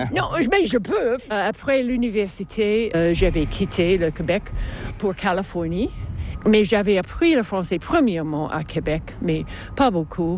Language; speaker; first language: French; non-native, local second language; English